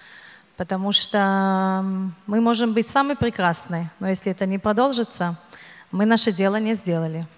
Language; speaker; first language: Russian; non-native, fluent; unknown